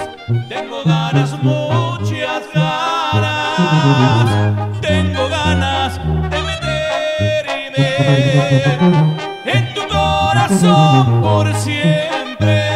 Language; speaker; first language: Spanish; native; Spanish